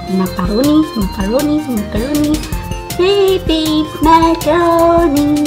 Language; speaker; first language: Filipino; non-native, local second language; Cebuano